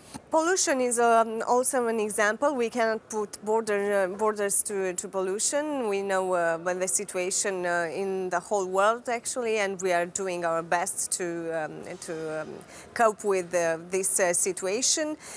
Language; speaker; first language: English; non-native, fluent; Romanian